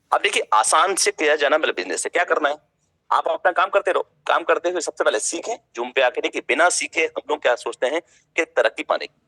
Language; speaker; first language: Hindi; native; Hindi